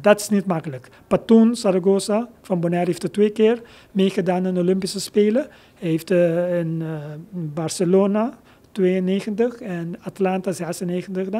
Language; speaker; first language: Dutch; non-native, local second language; Papiamento